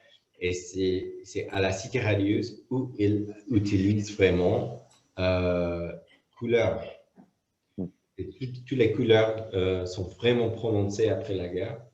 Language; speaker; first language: French; non-native, fluent; English